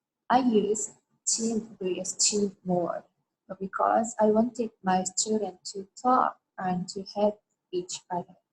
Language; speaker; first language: English; non-native, learner; Japanese